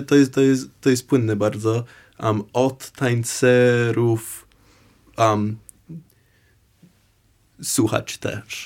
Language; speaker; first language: Polish; non-native, learner; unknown